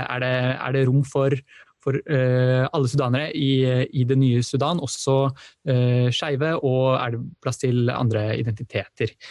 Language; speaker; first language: Norwegian; native; Norwegian